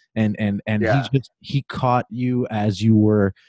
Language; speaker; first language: English; native; English